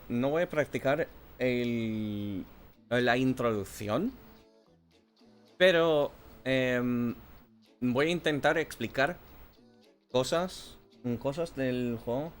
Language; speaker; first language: Spanish; non-native, learner; English